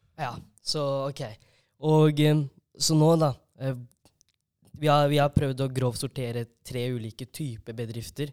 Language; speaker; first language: Norwegian; native; Norwegian